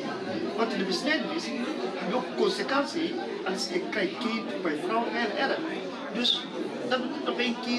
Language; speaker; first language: Dutch; non-native, learner; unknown